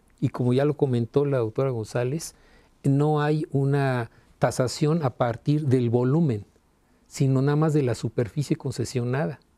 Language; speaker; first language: Spanish; native; Spanish